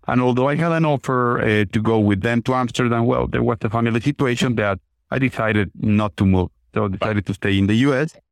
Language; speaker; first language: English; non-native, fluent; Spanish